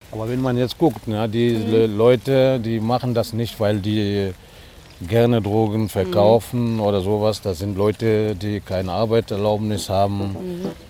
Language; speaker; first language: German; non-native, fluent; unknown